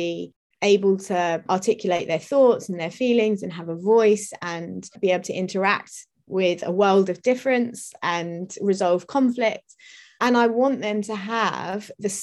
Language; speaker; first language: English; native; English